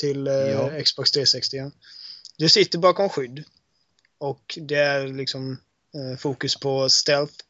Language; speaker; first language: Swedish; native; Swedish